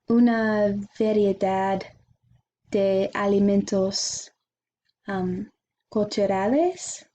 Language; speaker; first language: Spanish; non-native, learner; English